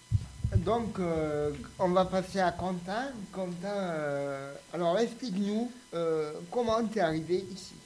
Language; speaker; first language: French; native; French